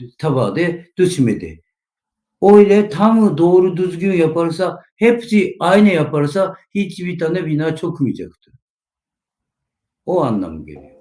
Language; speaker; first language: Turkish; non-native, learner; Japanese